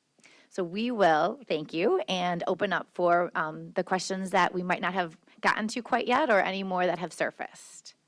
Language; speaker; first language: English; native; English